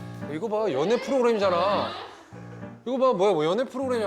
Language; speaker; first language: Korean; native; Korean